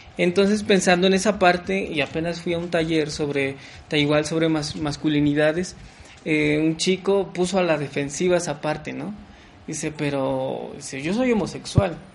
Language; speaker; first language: Spanish; early bilingual, heritage; French